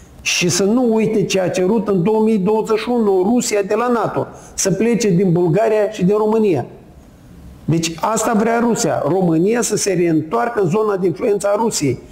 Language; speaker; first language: Romanian; native; Romanian